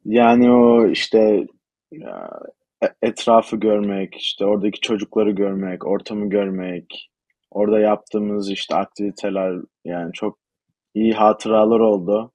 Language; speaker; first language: Turkish; early bilingual, heritage; Turkish